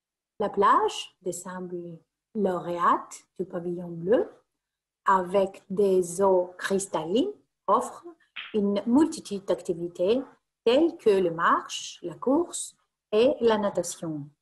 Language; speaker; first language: French; non-native, fluent; Greek